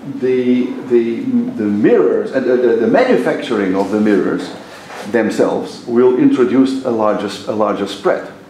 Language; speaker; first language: English; non-native, fluent; Portuguese